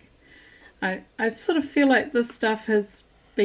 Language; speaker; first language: English; native; English